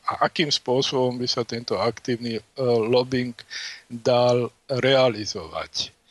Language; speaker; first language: Slovak; native; Slovak